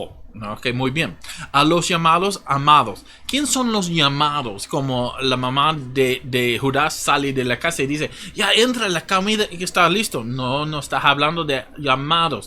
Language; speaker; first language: Spanish; non-native, fluent; English